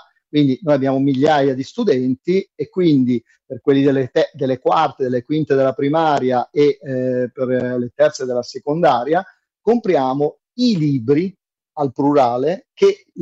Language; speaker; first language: Italian; native; Italian